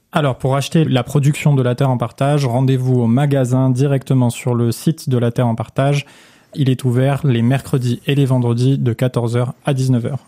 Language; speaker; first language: French; native; French